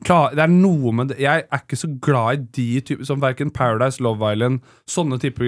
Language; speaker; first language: Norwegian; native; Norwegian